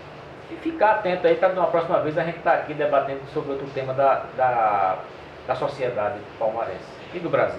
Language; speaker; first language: Portuguese; native; Portuguese